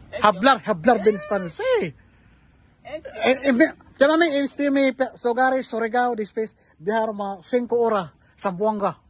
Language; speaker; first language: Spanish; non-native, learner; Filipino